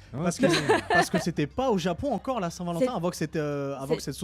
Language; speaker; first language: French; native; French